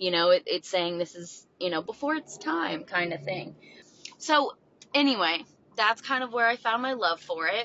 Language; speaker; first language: English; native; English